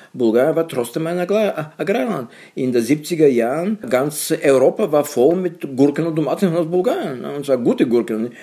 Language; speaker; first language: German; non-native, fluent; Bulgarian